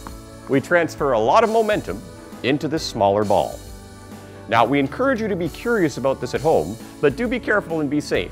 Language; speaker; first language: English; native; English